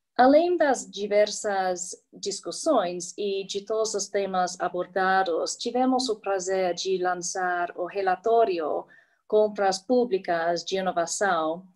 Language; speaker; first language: Portuguese; non-native, fluent; English